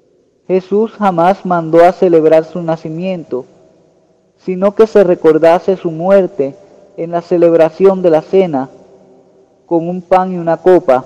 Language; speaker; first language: Spanish; native; Spanish